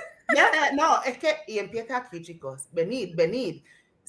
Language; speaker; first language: Spanish; non-native, fluent; English